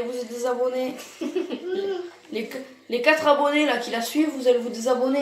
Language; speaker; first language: French; native; French